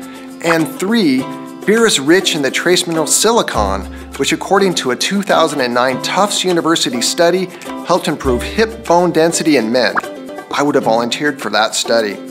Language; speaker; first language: English; native; English